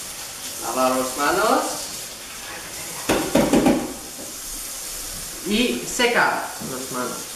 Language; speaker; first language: Spanish; non-native, learner; French